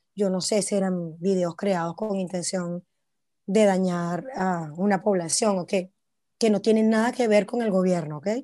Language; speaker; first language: Spanish; native; Spanish